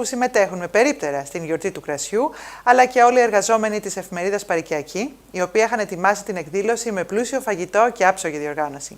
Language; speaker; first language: Greek; native; Greek